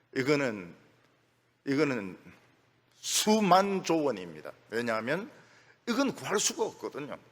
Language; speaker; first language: Korean; native; Korean